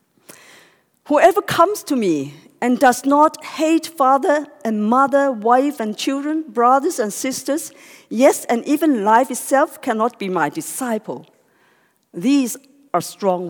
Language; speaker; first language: English; non-native, local second language; Cantonese